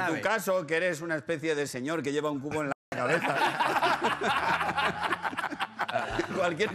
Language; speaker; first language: Spanish; native; Spanish